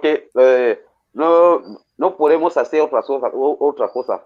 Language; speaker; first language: Spanish; non-native, learner; French